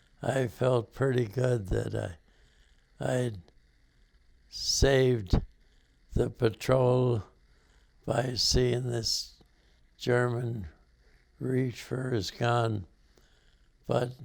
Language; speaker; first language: English; native; English